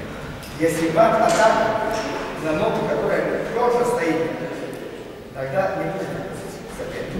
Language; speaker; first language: Russian; non-native, learner; Serbian